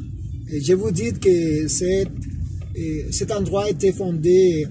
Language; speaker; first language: French; non-native, fluent; Spanish